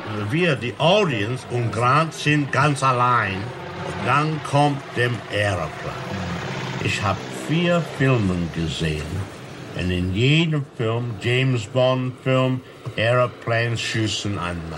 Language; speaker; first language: German; non-native, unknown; English